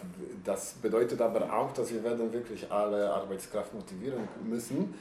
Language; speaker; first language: German; non-native, learner; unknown